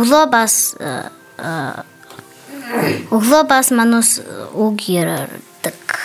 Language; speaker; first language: Mongolian; non-native, learner; Buriat